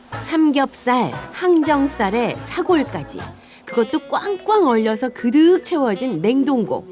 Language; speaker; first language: Korean; native; Korean